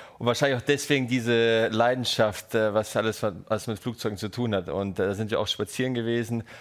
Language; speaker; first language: German; early bilingual, other home language; Russian